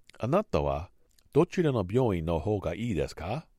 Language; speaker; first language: Japanese; non-native, learner; English